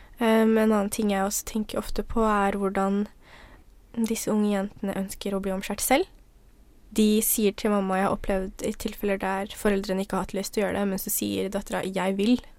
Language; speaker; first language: Norwegian; early bilingual, other home language; Somali